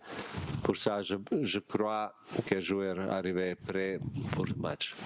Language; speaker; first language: French; non-native, learner; Bosnian